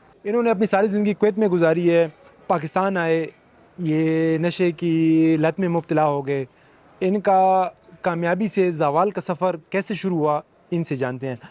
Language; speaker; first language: Urdu; native; Urdu